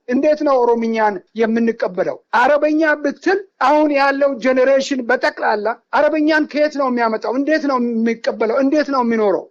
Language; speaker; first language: Amharic; non-native, local second language; Wolaytta